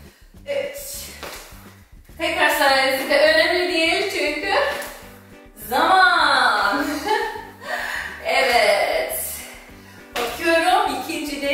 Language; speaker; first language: Turkish; non-native, fluent; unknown